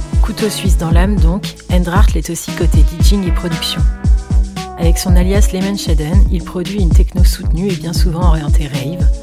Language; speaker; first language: French; native; French